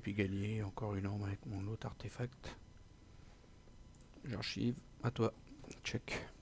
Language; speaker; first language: French; native; French